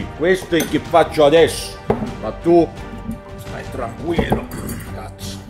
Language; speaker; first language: Italian; non-native, learner; Swedish